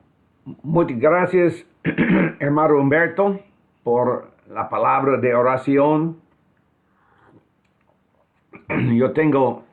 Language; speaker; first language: Spanish; non-native, fluent; English